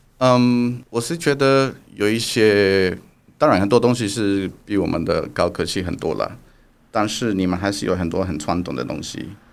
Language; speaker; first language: Chinese; non-native, fluent; Spanish